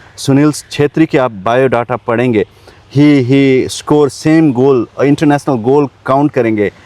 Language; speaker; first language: Hindi; non-native, local second language; Nepali